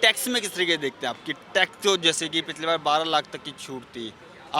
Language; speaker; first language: Hindi; native; Hindi